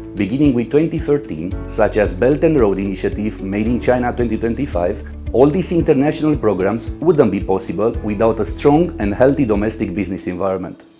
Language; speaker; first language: English; non-native, fluent; Romanian